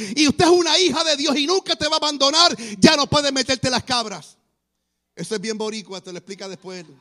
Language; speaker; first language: Spanish; native; Spanish